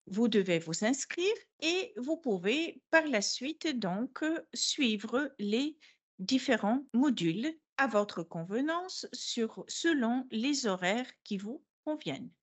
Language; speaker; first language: French; non-native, fluent; Bulgarian